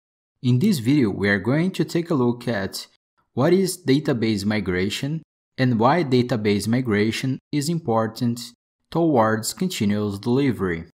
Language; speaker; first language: English; non-native, fluent; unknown